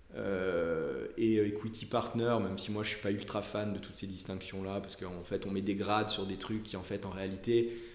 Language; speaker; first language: French; native; French